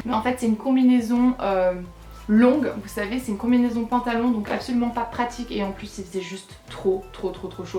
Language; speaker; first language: French; native; French